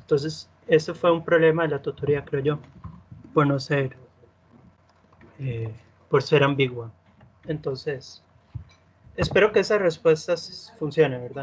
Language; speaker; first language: Spanish; native; Spanish